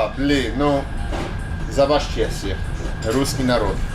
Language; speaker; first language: Russian; non-native, learner; English